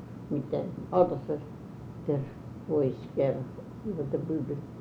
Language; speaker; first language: German; early bilingual, heritage; German